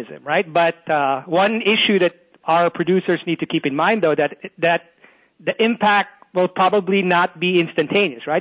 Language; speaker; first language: English; non-native, local second language; Filipino